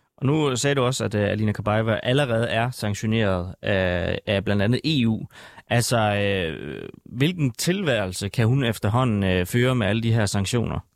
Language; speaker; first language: Danish; native; Danish